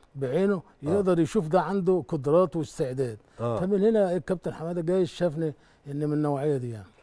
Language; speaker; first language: Arabic; native; Arabic